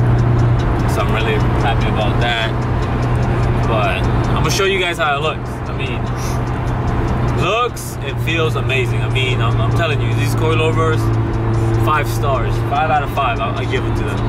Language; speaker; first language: English; native; English